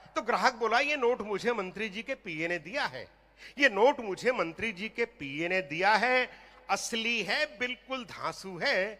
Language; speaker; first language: Hindi; non-native, local second language; Punjabi